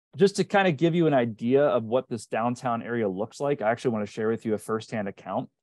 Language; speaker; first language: English; native; English